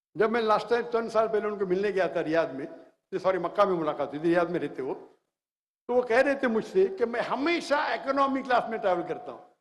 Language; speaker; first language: Hindi; native; Hindi